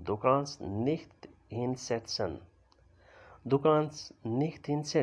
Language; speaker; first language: German; non-native, learner; Urdu